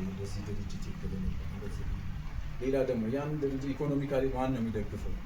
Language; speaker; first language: Amharic; non-native, local second language; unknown